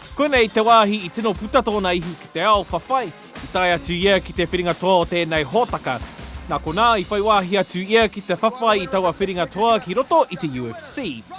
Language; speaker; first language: Māori; non-native, local second language; English